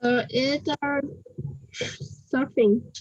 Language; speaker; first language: English; non-native, learner; Vietnamese